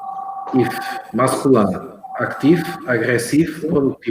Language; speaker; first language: French; non-native, learner; Portuguese